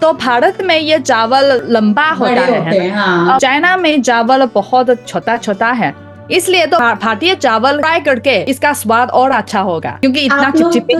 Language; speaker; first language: Hindi; non-native, learner; Chinese